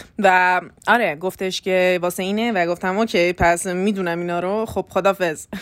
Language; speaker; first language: Persian; early bilingual, heritage; Persian